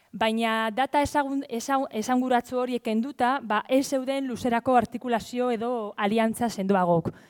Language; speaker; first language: Basque; non-native, local second language; Spanish